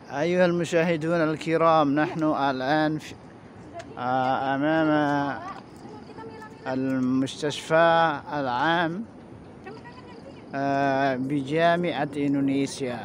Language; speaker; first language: Arabic; non-native, fluent; Indonesian